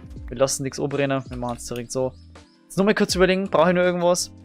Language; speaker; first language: German; native; German